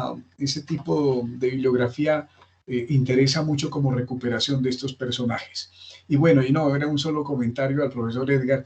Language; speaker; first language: Spanish; native; Spanish